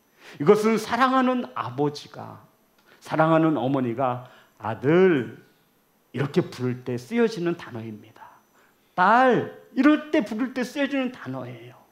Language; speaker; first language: Korean; native; Korean